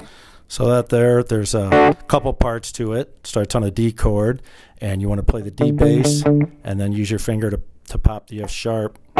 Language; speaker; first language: English; native; English